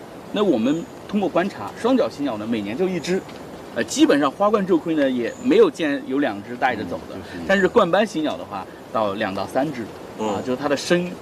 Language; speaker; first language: Chinese; native; Chinese